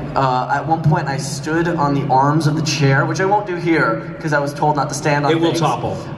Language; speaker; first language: English; native; English